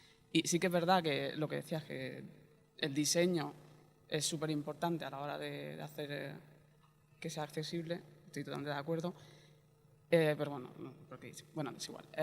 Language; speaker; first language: Spanish; native; Spanish